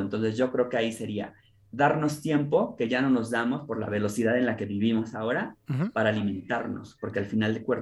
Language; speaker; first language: Spanish; native; Spanish